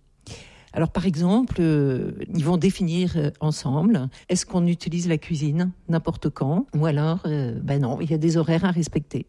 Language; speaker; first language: French; native; French